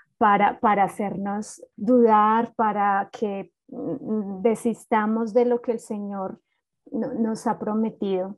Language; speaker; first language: Spanish; native; Spanish